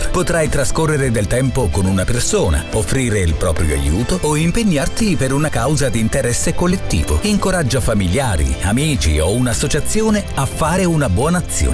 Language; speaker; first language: Italian; native; Italian